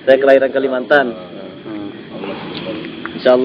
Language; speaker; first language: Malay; non-native, local second language; Javanese